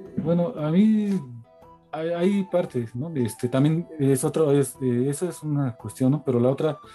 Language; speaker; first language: Spanish; native; Spanish